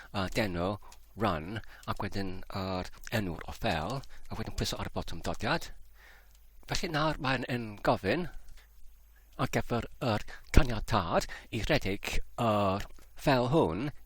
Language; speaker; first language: Welsh; non-native, learner; English